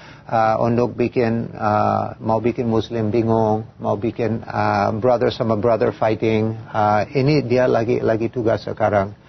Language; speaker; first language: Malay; non-native, fluent; English